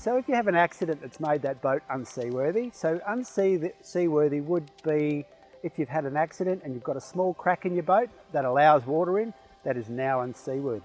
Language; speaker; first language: English; native; English